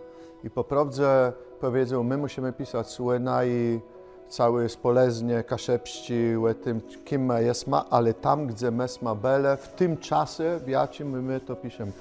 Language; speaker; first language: Polish; non-native, local second language; Kashubian